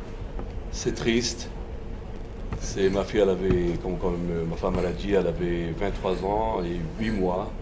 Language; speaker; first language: French; non-native, fluent; Hebrew